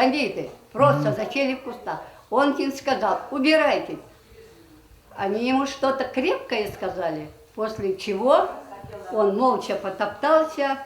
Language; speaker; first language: Russian; native; Russian